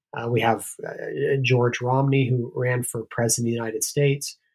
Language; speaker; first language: English; native; English